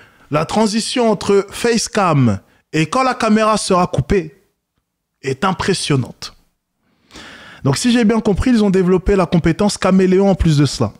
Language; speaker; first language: French; native; French